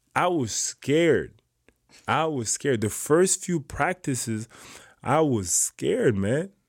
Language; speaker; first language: English; non-native, fluent; French